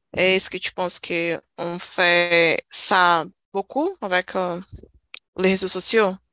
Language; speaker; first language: French; non-native, learner; Portuguese